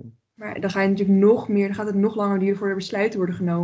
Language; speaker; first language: Dutch; native; Dutch